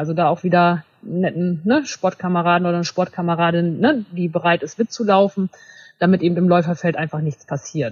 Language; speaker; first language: German; native; German